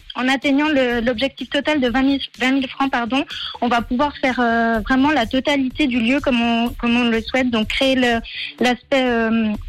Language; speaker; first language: French; native; French